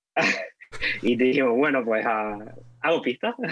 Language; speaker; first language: Spanish; native; Spanish